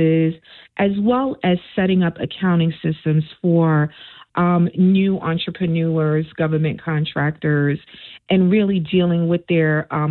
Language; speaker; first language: English; native; English